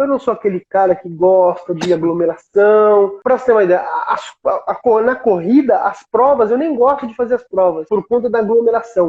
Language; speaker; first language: Portuguese; native; Portuguese